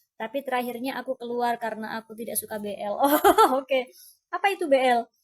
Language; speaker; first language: Indonesian; non-native, fluent; Thai